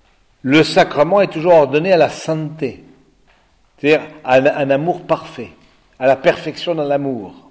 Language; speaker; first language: French; native; French